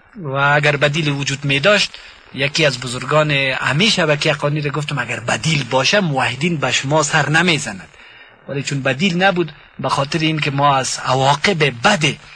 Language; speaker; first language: Persian; native; Persian